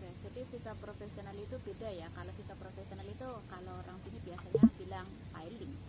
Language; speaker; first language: Indonesian; native; Indonesian